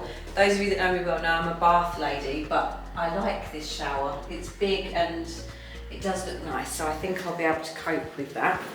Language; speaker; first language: English; native; English